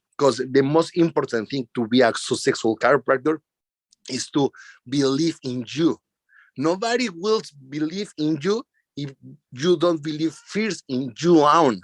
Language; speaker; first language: English; non-native, learner; Spanish